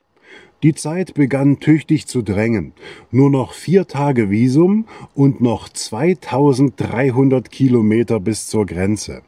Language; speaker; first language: German; native; German